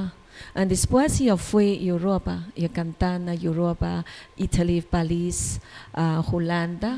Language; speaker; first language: Spanish; non-native, learner; Chinese